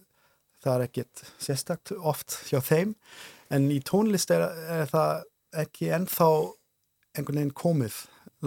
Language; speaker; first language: Icelandic; non-native, fluent; German